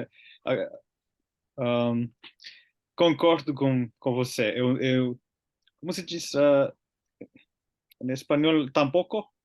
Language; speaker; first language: Portuguese; non-native, learner; Finnish